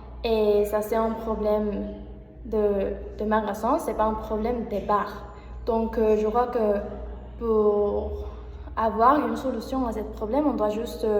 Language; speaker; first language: French; non-native, learner; Spanish